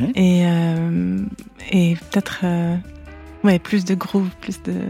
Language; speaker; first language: French; non-native, local second language; Arabic